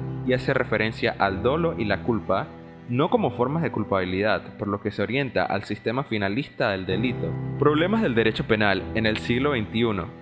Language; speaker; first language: Spanish; native; Spanish